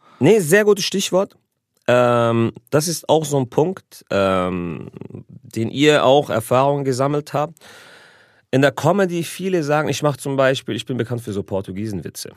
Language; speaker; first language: German; early bilingual, other home language; Arabic